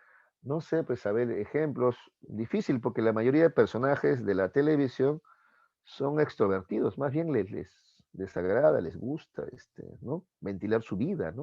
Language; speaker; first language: Spanish; native; Spanish